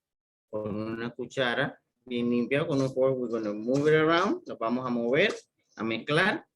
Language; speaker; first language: Spanish; native; Spanish